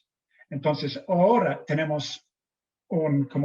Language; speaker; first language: Spanish; non-native, fluent; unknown